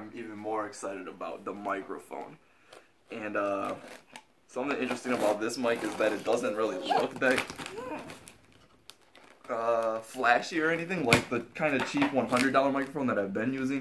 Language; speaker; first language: English; native; English